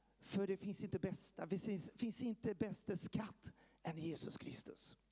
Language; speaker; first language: Swedish; early bilingual, heritage; Swedish